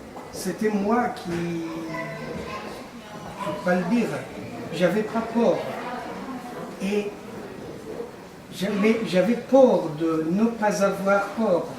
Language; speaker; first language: French; non-native, fluent; Persian